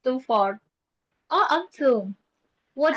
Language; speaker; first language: English; non-native, learner; Indonesian